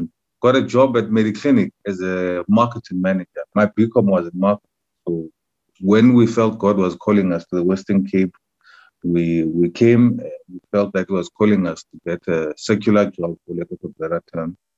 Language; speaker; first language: English; non-native, local second language; Xhosa